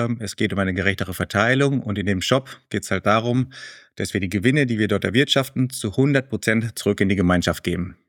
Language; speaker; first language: German; early bilingual, other home language; Spanish